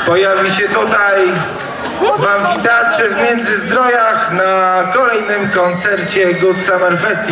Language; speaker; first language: Polish; native; Polish